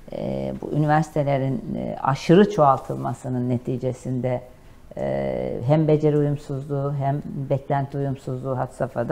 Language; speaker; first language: Turkish; native; Turkish